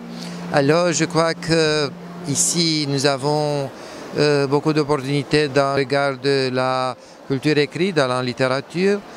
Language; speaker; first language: French; non-native, fluent; Romanian